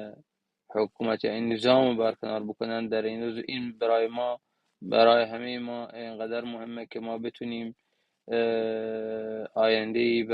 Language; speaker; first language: Persian; non-native, local second language; Arabic